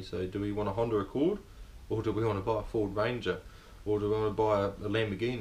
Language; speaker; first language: English; native; English